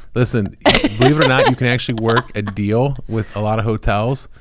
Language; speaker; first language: English; native; English